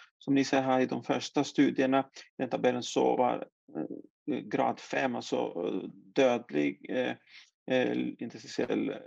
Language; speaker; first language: Swedish; non-native, fluent; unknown